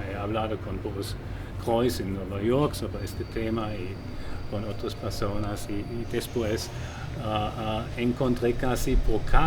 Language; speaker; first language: Spanish; non-native, fluent; German